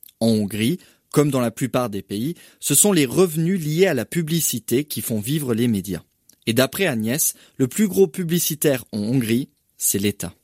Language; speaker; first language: French; native; French